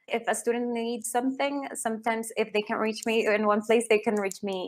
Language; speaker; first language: English; non-native, fluent; Spanish